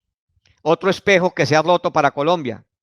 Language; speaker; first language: Spanish; native; Spanish